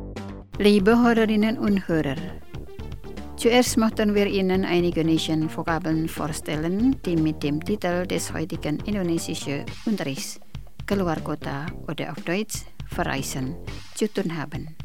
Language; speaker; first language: German; non-native, fluent; Indonesian